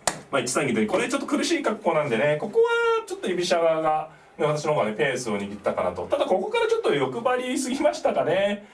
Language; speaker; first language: Japanese; native; Japanese